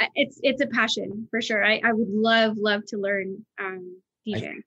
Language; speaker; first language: English; native; English